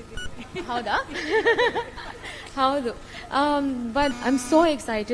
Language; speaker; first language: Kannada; non-native, learner; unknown